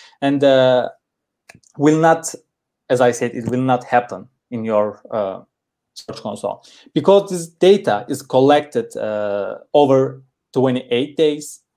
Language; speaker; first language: English; non-native, learner; Turkish